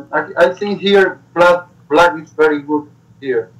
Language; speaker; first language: English; non-native, learner; Spanish